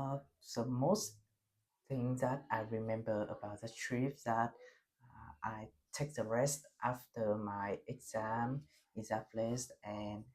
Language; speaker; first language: English; non-native, learner; Vietnamese